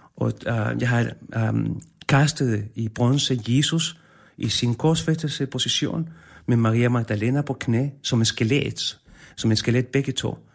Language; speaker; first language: Danish; non-native, fluent; Spanish